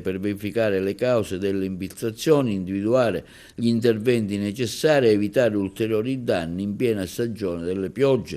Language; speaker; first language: Italian; native; Italian